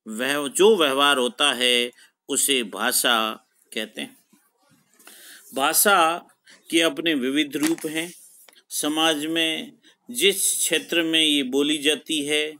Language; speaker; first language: Hindi; native; Hindi